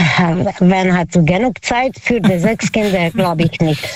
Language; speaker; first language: German; non-native, learner; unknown